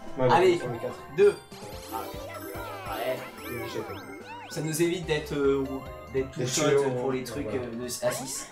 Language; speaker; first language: French; native; French